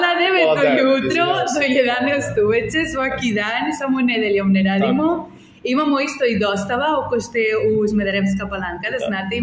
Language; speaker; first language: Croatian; non-native, learner; Spanish